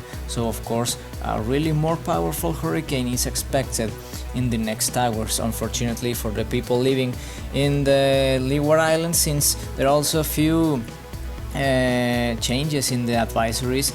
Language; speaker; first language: English; non-native, fluent; Spanish